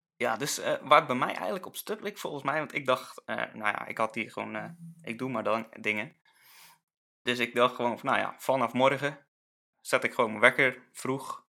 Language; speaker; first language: Dutch; native; Dutch